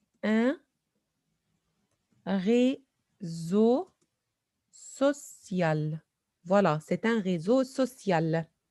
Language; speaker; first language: French; non-native, fluent; Arabic